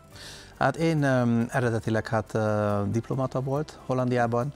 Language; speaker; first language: Hungarian; non-native, fluent; Dutch